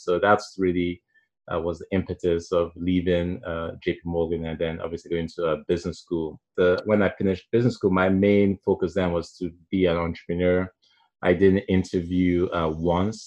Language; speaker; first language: English; non-native, local second language; Igbo